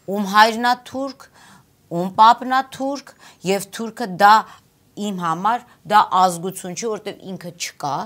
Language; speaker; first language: Armenian; native; Armenian